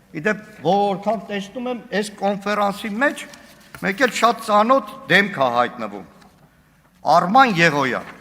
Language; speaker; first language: Armenian; native; Armenian